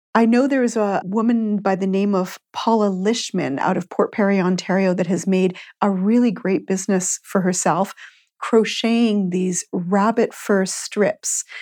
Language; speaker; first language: English; native; English